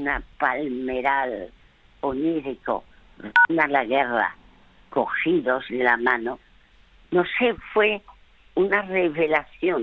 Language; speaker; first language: Spanish; early bilingual, other home language; French